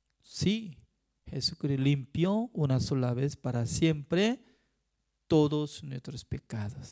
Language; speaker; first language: Spanish; non-native, fluent; Korean